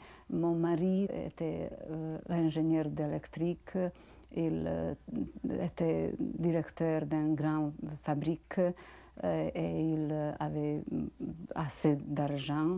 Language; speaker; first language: French; non-native, learner; Bosnian